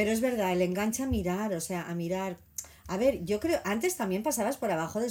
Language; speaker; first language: Spanish; native; Spanish